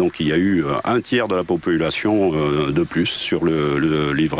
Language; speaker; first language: French; native; French